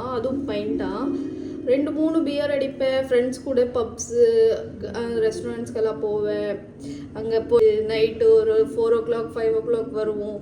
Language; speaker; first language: Tamil; early bilingual, heritage; Tamil